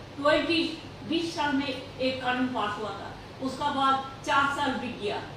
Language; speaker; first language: Hindi; non-native, local second language; Bangla